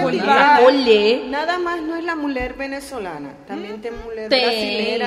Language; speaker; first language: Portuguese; non-native, learner; Spanish